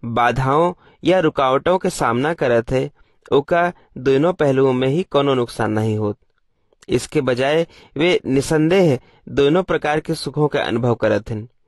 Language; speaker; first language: Hindi; native; Hindi